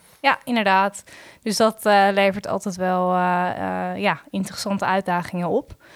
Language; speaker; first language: Dutch; native; Dutch